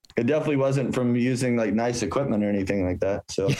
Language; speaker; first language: English; native; English